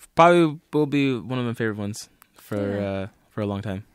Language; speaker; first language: English; native; English